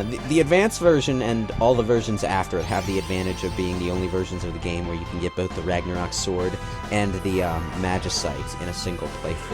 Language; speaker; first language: English; native; English